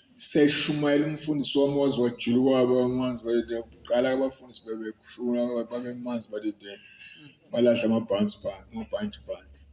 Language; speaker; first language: Zulu; native; Zulu